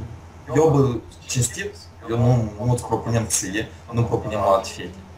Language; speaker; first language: Romanian; non-native, local second language; Russian